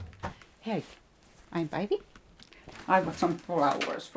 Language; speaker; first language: English; non-native, fluent; Finnish